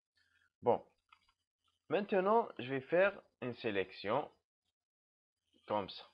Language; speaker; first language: French; non-native, local second language; Arabic